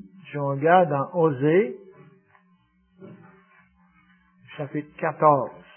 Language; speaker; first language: French; native; French